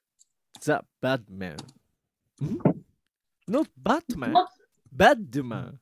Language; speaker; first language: English; non-native, learner; Japanese